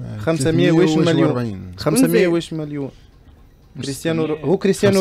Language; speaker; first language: Arabic; native; Arabic